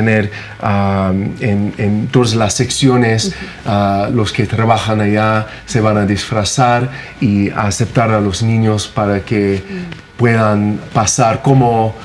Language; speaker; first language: Spanish; non-native, fluent; English